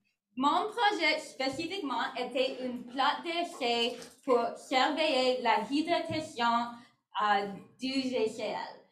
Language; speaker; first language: French; non-native, learner; English